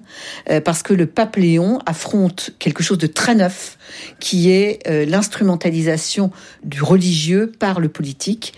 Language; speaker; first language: French; native; French